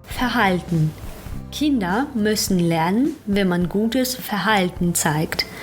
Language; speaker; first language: German; non-native, fluent; Ukrainian